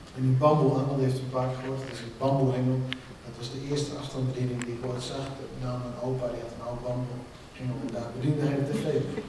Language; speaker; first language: Dutch; non-native, local second language; Western Frisian